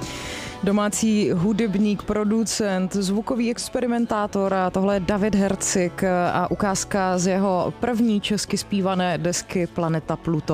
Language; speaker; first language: Czech; native; Czech